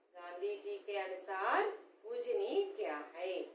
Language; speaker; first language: Hindi; non-native, local second language; Telugu